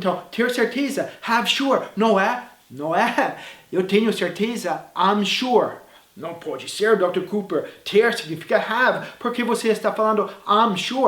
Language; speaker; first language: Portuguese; non-native, fluent; English